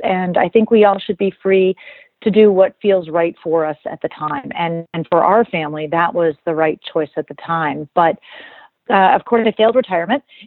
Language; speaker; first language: English; native; English